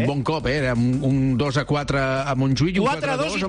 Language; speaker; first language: Catalan; native; Catalan